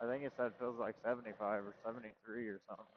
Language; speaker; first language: English; native; English